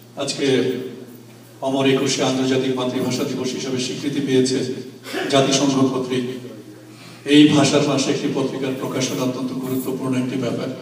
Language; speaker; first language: Bangla; native; Bangla